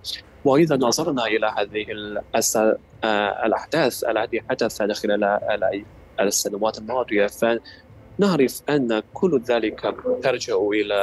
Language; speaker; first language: Arabic; non-native, fluent; Chinese